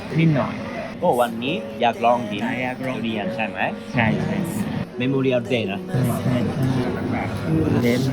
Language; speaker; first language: Thai; non-native, learner; Japanese